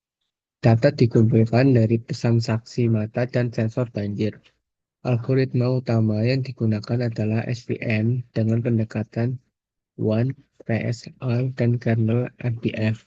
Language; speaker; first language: Indonesian; native; Indonesian